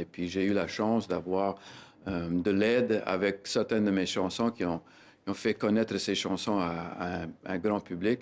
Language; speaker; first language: French; native; French